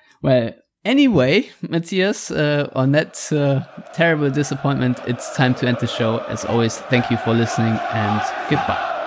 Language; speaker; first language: English; non-native, fluent; German